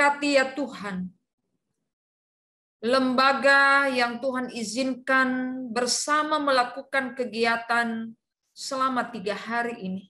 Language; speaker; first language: Indonesian; native; Indonesian